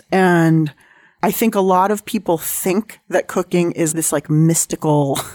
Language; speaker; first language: English; native; English